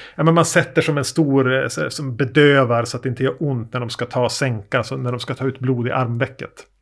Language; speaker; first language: Swedish; native; Swedish